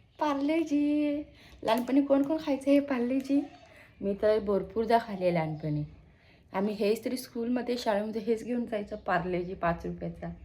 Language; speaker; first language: Marathi; non-native, local second language; Konkani